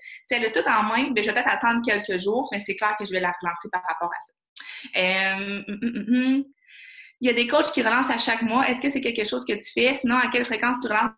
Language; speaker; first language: French; native; French